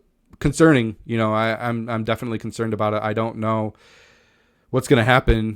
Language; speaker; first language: English; native; English